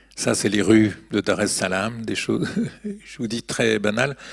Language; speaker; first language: French; native; French